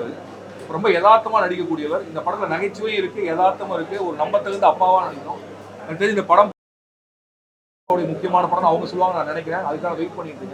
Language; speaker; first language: Tamil; native; Tamil